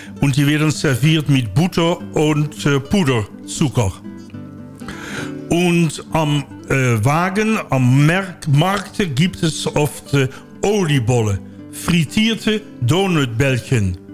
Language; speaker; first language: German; non-native, learner; Dutch